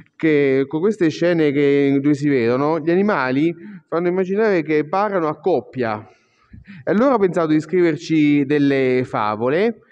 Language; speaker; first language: Italian; native; Italian